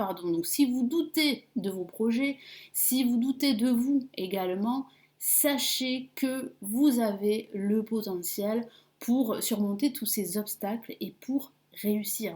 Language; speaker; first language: French; native; French